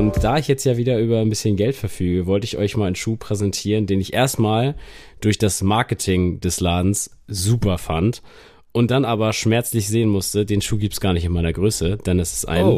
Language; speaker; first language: German; native; German